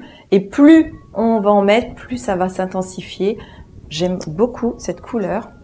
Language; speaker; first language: French; native; French